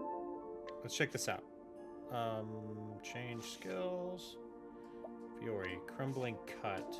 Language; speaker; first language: English; native; English